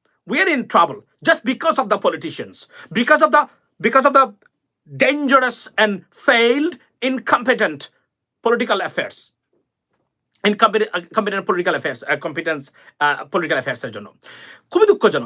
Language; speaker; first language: English; non-native, local second language; Bangla